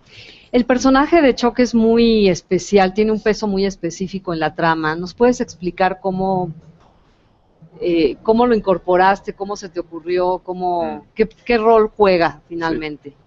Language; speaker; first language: Spanish; native; Spanish